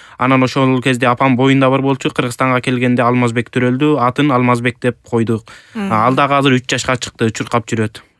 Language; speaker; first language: Kyrgyz; early bilingual, heritage; Kyrgyz